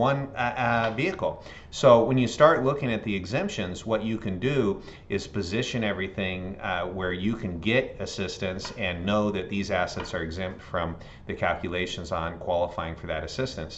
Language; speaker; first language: English; native; English